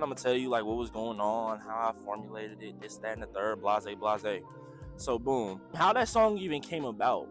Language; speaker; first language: English; native; English